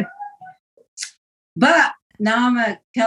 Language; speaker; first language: English; native; English